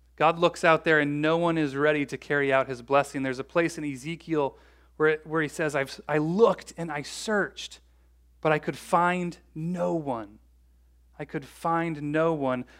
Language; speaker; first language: English; native; English